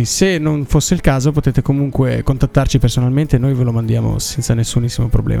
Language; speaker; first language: Italian; native; Italian